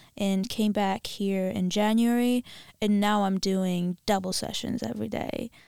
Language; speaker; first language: English; non-native, fluent; Armenian